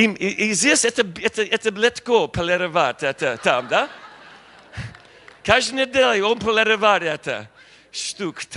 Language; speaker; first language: Russian; non-native, learner; English